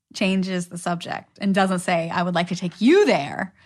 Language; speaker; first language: English; native; English